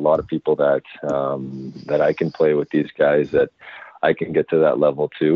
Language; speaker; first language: English; native; English